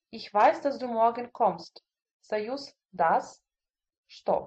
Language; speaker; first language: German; non-native, fluent; Russian